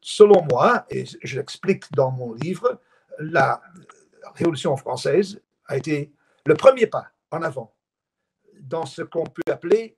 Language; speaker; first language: French; non-native, fluent; Dutch